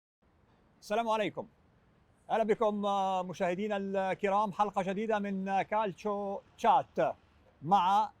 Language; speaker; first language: Arabic; native; Arabic